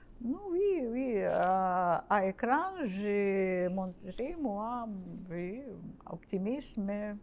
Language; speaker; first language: French; non-native, learner; Russian